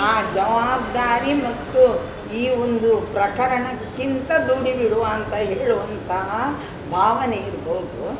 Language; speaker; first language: Kannada; non-native, local second language; Tulu